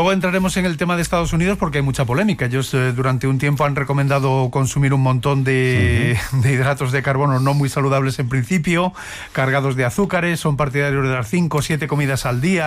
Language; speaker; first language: Spanish; native; Spanish